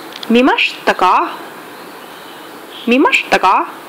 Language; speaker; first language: Japanese; non-native, learner; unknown